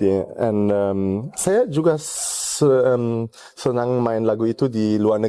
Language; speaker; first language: Indonesian; early bilingual, heritage; German